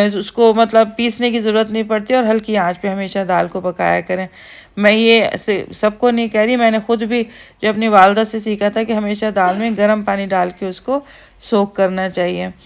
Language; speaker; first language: Urdu; native; Urdu